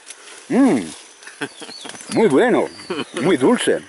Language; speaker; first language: Spanish; non-native, learner; French